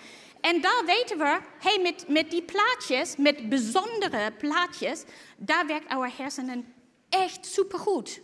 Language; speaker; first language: Dutch; non-native, fluent; German